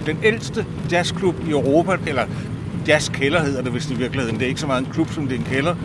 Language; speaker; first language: Danish; native; Danish